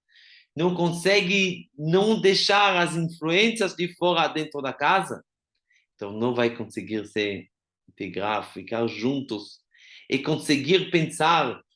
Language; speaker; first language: Portuguese; non-native, fluent; Hebrew